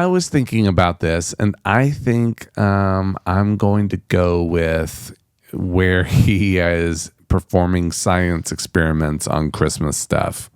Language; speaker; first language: English; native; English